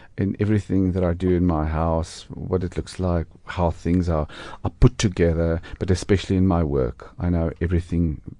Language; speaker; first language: English; non-native, local second language; Afrikaans